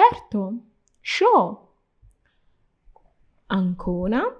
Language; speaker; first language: Italian; non-native, fluent; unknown